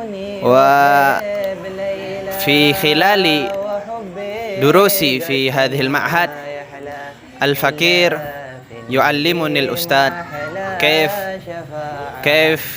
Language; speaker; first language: Arabic; non-native, learner; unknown